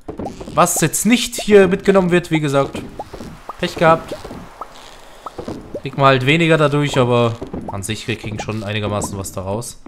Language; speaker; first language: German; native; German